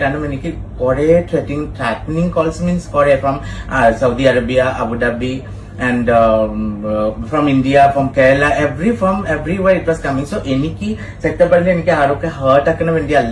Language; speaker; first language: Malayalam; non-native, local second language; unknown